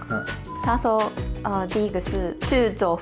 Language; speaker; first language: Chinese; non-native, fluent; Japanese